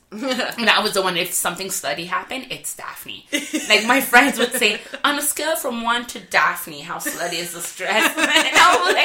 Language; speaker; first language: English; non-native, fluent; French